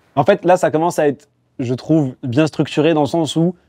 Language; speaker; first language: French; native; French